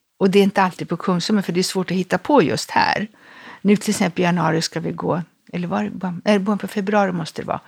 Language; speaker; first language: Swedish; native; Swedish